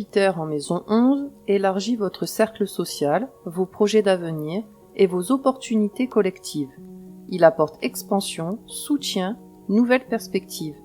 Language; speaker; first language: French; native; French